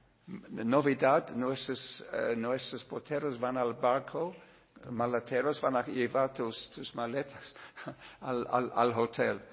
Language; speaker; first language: Spanish; non-native, learner; English